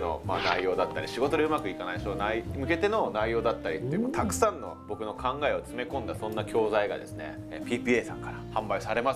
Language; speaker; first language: Japanese; native; Japanese